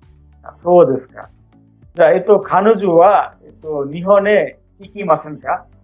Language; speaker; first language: Japanese; non-native, fluent; Bangla